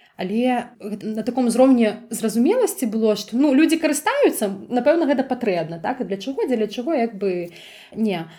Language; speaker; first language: Belarusian; native; Belarusian